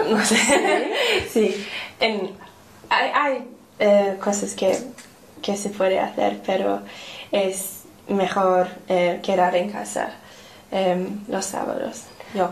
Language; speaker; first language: Spanish; non-native, learner; English